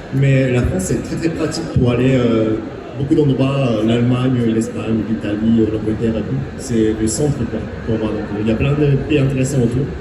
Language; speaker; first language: French; non-native, fluent; Japanese